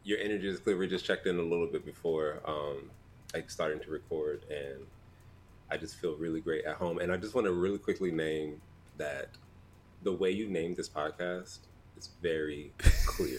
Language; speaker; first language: English; native; English